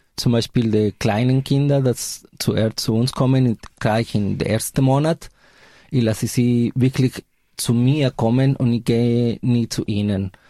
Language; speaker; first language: German; non-native, fluent; Spanish